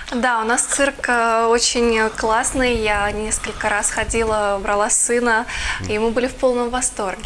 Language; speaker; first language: Russian; native; Russian